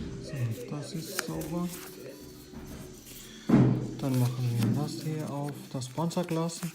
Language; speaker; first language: German; non-native, learner; Urdu